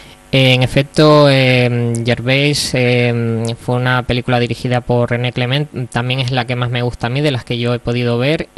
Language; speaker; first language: Spanish; native; Spanish